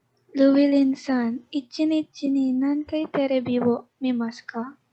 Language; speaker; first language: Japanese; non-native, learner; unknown